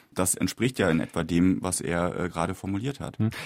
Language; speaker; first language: German; native; German